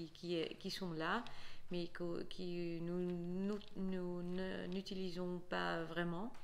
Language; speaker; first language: French; non-native, fluent; Dutch